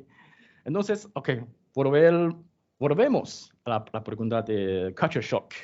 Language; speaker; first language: Spanish; non-native, learner; Chinese